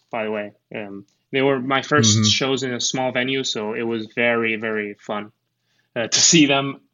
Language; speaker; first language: English; non-native, fluent; Spanish